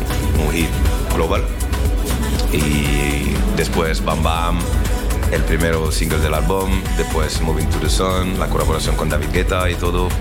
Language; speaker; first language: Spanish; non-native, learner; French